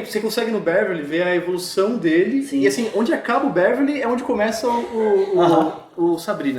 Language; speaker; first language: Portuguese; native; Portuguese